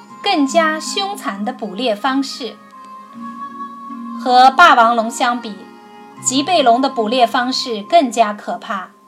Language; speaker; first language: Chinese; native; Chinese